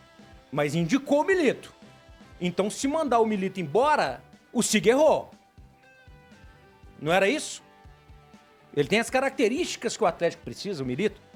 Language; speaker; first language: Portuguese; native; Portuguese